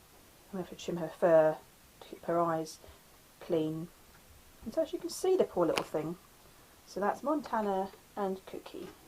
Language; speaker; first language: English; native; English